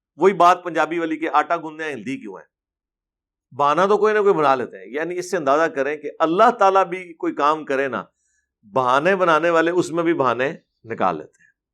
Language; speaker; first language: Urdu; non-native, local second language; Punjabi